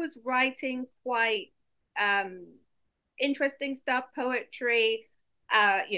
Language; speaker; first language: English; native; English